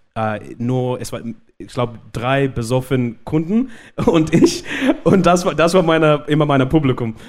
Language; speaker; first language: German; non-native, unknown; Shona